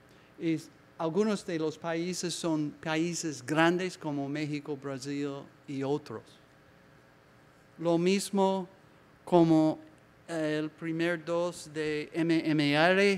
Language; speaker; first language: Spanish; non-native, learner; English